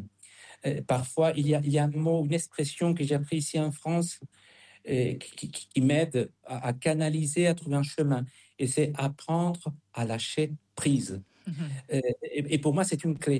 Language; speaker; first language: French; non-native, fluent; Spanish